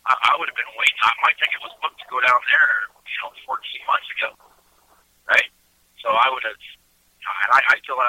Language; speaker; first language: English; native; English